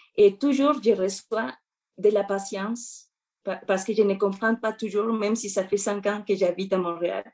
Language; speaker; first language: French; non-native, fluent; Spanish